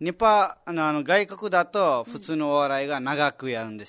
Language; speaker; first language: Japanese; non-native, fluent; Nepali